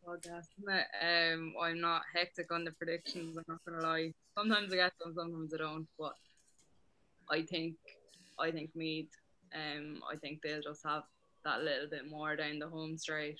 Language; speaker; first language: English; native; English